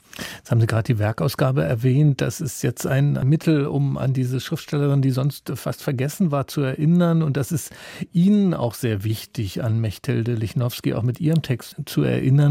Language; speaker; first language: German; native; German